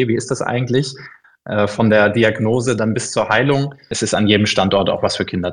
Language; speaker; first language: German; native; German